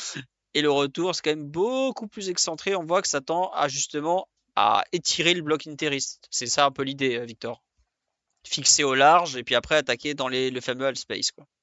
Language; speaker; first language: French; native; French